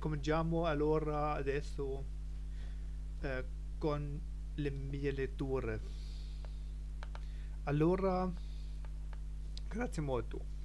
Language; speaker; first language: Italian; non-native, learner; German